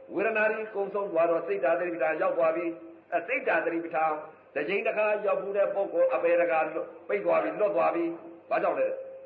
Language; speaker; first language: Burmese; native; Burmese